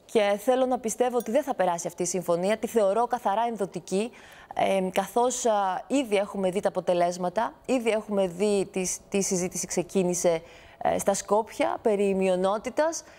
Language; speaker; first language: Greek; native; Greek